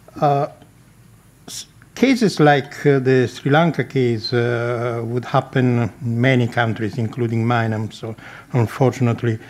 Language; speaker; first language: English; non-native, fluent; Italian